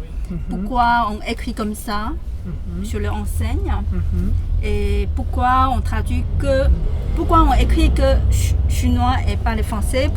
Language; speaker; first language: French; non-native, fluent; Chinese